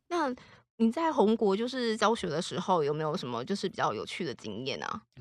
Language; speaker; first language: Chinese; native; Chinese